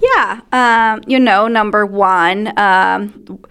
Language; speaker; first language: English; non-native, fluent; Spanish